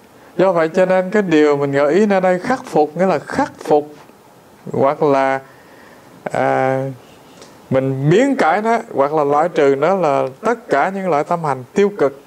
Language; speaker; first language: Vietnamese; native; Vietnamese